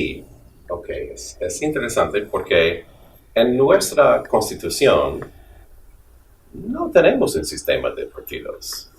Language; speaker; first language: Spanish; non-native, fluent; English